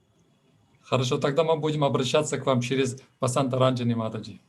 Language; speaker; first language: Russian; native; Russian